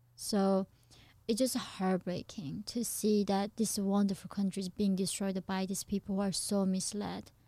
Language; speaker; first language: English; non-native, fluent; Korean